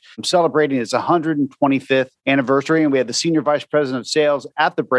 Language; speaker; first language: English; native; English